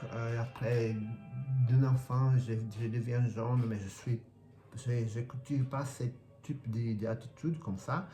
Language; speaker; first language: French; non-native, fluent; Portuguese